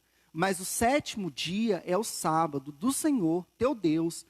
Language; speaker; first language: Portuguese; native; Portuguese